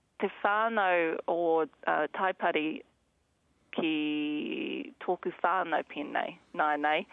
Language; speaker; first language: Māori; non-native, learner; English